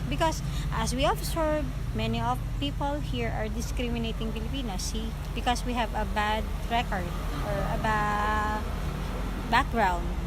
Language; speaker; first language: English; non-native, learner; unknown